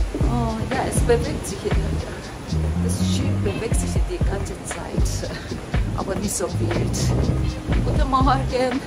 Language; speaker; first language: German; non-native, fluent; Korean